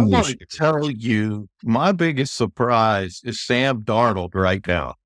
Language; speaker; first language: English; native; English